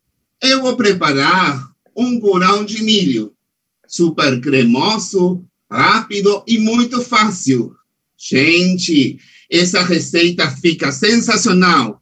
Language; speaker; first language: Portuguese; non-native, fluent; Spanish